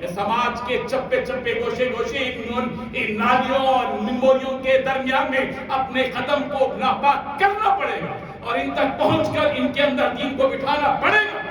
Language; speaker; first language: Urdu; native; Urdu